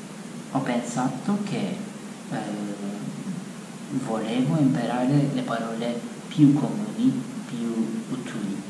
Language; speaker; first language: Italian; non-native, learner; Turkish